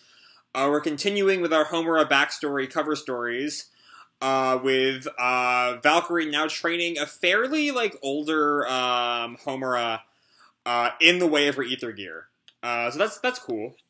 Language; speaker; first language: English; native; English